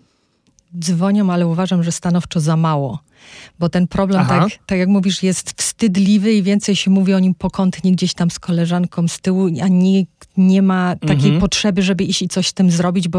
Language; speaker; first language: Polish; native; Polish